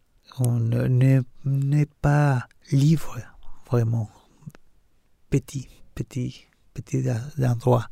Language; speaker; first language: French; non-native, learner; Spanish